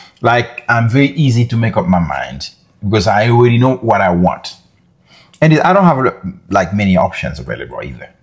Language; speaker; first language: English; non-native, fluent; Haitian Creole